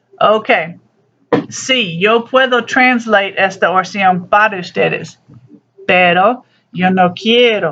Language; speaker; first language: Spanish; non-native, learner; English